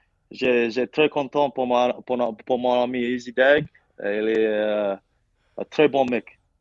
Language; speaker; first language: French; non-native, learner; Fijian